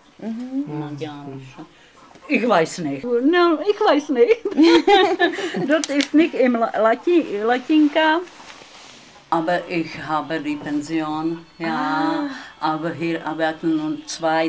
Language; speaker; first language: German; non-native, learner; Czech